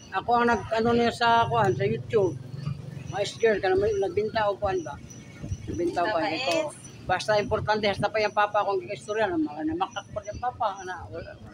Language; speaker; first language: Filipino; non-native, local second language; Cebuano